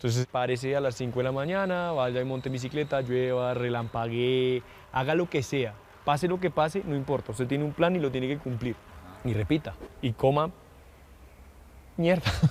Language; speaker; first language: Spanish; native; Spanish